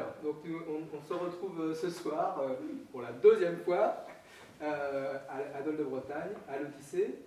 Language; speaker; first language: French; native; French